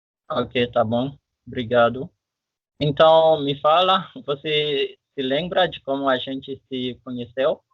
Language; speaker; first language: Portuguese; non-native, fluent; French